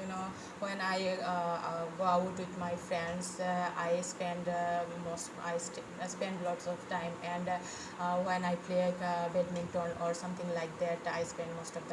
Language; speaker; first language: English; non-native, fluent; Bangla